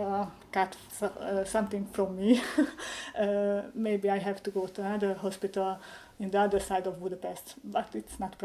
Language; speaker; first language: English; non-native, learner; Hungarian